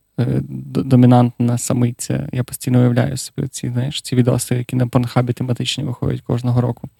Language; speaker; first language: Ukrainian; non-native, local second language; Russian